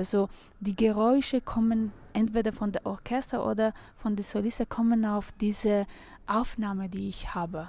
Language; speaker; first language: German; non-native, fluent; Italian